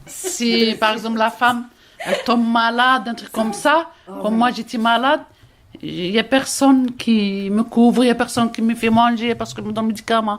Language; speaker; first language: French; non-native, learner; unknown